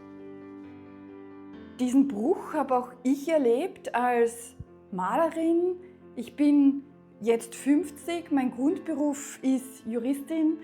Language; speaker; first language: German; native; German